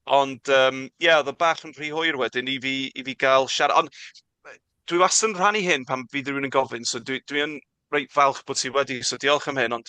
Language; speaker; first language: Welsh; non-native, local second language; English